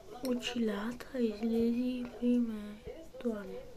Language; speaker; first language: Bulgarian; early bilingual, heritage; Bulgarian